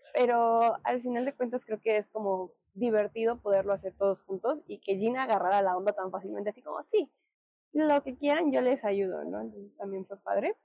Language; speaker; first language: Spanish; native; Spanish